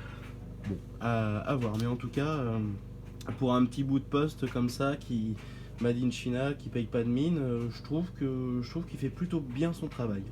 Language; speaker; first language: French; native; French